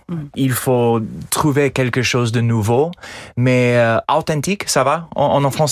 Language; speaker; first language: French; non-native, fluent; English